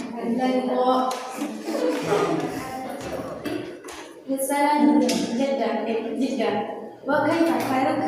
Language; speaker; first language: Arabic; non-native, learner; Indonesian